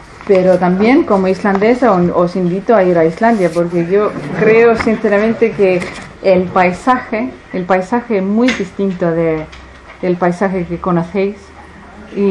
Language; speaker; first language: Spanish; non-native, fluent; Icelandic